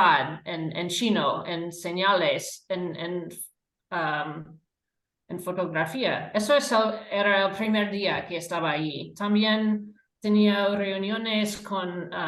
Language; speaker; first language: Spanish; non-native, fluent; English